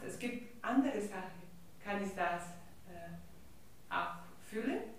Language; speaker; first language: German; non-native, learner; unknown